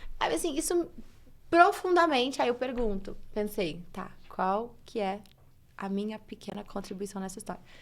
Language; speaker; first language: Portuguese; early bilingual, heritage; English